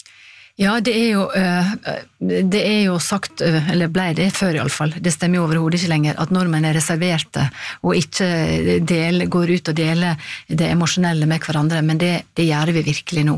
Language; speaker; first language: Norwegian; native; Norwegian